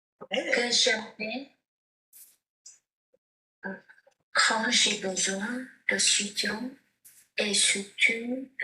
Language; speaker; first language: French; non-native, learner; Vietnamese